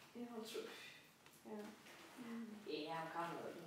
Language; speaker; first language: Danish; non-native, local second language; Faroese